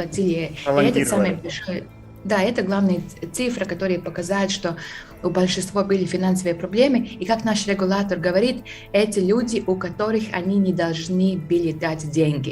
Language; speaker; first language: Russian; non-native, fluent; Latvian